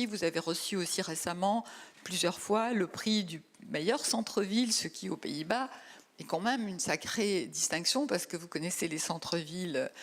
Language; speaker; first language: French; native; French